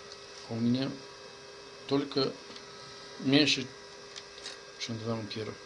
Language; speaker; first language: Russian; non-native, learner; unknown